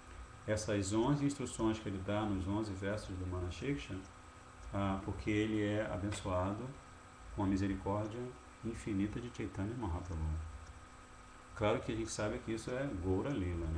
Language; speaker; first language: Portuguese; native; Portuguese